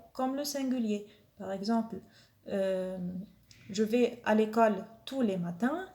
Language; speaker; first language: French; non-native, local second language; Arabic